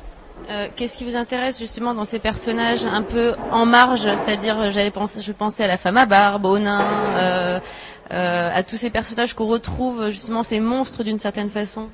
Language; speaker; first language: French; native; French